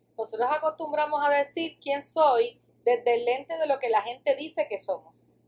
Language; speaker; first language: Spanish; native; Spanish